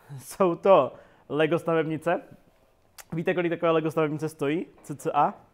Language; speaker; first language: Czech; native; Czech